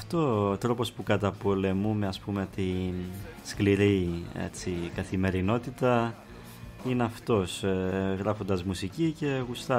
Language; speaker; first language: Greek; native; Greek